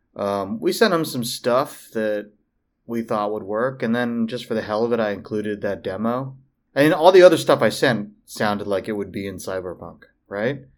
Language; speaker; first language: English; early bilingual, other home language; Filipino